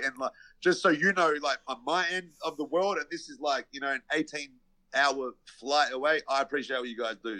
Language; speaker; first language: English; native; English